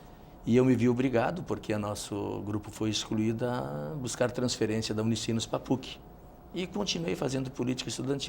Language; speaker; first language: Portuguese; native; Portuguese